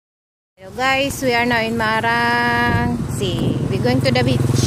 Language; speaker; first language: English; non-native, local second language; Filipino